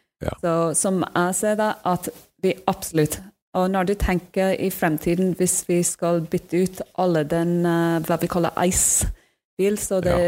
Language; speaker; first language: Norwegian; non-native, fluent; English